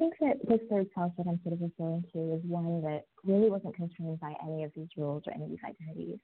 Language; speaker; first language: English; native; English